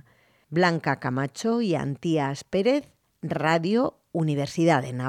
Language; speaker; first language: Spanish; native; Spanish